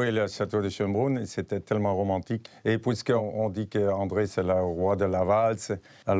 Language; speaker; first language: French; non-native, fluent; Dutch